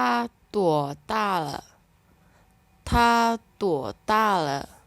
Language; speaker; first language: Chinese; non-native, learner; Indonesian